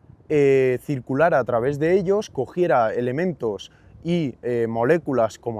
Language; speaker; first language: Spanish; native; Spanish